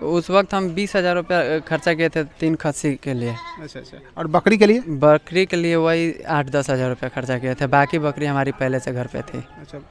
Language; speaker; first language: Hindi; native; Hindi